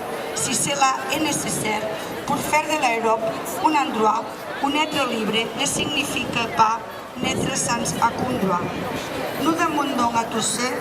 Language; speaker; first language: French; non-native, learner; Spanish